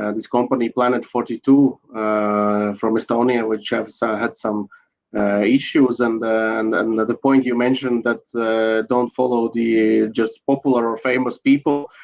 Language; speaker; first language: English; non-native, fluent; Latvian